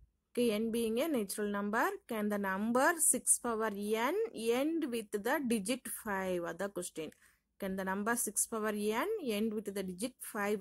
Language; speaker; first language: English; non-native, local second language; Tamil